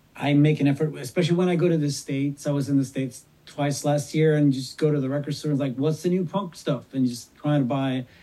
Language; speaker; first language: English; non-native, fluent; Swedish